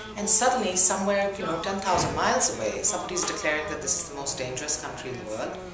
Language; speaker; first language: English; non-native, local second language; Urdu